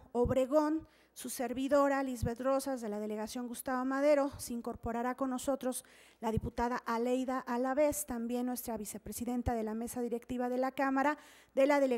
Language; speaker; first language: Spanish; native; Spanish